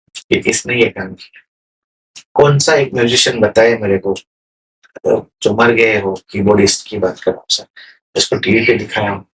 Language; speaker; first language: Hindi; non-native, local second language; Gujarati